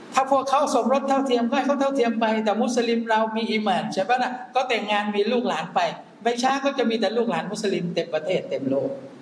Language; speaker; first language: Thai; non-native, local second language; Malay